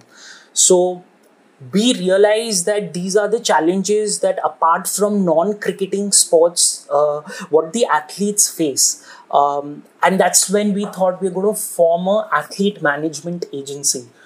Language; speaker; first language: English; non-native, local second language; Hindi